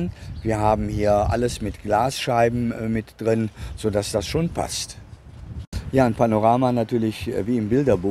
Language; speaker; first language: German; native; German